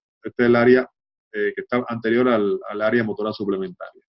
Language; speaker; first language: Spanish; native; Spanish